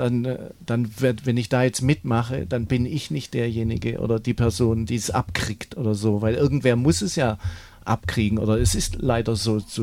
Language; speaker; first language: German; native; German